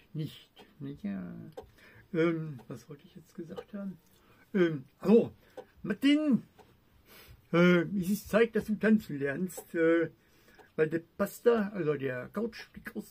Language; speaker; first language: German; native; German